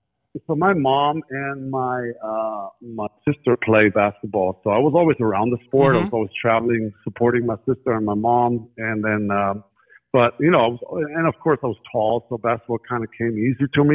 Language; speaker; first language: English; non-native, fluent; German